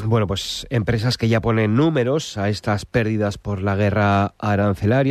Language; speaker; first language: Spanish; native; Spanish